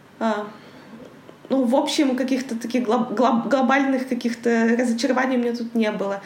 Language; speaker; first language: Russian; native; Russian